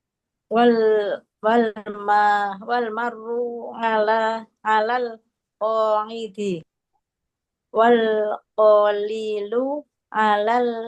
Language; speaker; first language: Arabic; non-native, learner; Indonesian